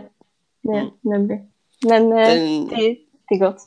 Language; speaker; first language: Danish; non-native, fluent; Polish